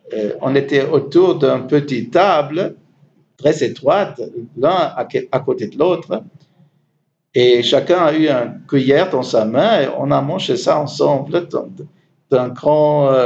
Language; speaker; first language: French; non-native, learner; German